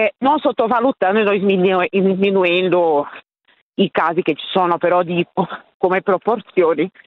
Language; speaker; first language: Italian; non-native, fluent; Portuguese